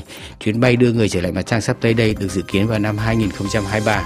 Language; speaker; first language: Vietnamese; native; Vietnamese